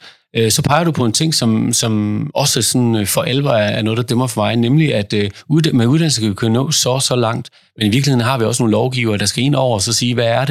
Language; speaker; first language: Danish; native; Danish